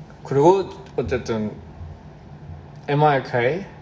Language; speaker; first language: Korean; early bilingual, heritage; Korean